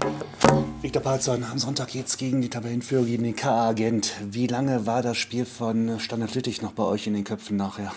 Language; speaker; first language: German; native; German